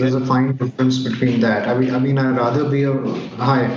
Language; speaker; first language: English; non-native, local second language; Hindi